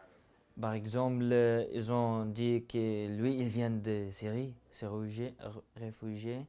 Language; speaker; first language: French; non-native, learner; Arabic